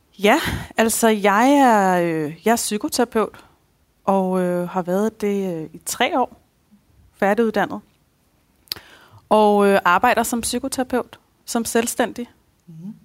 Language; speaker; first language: Danish; early bilingual, other home language; Persian